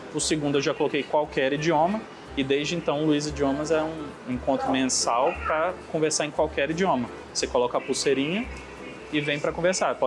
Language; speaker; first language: Portuguese; native; Portuguese